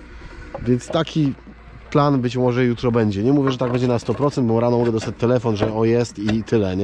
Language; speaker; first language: Polish; native; Polish